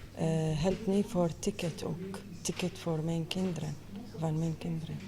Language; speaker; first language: Dutch; non-native, learner; Arabic